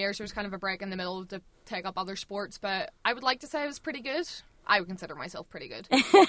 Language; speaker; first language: English; native; English